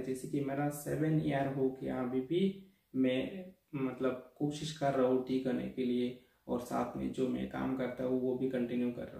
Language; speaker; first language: Hindi; non-native, local second language; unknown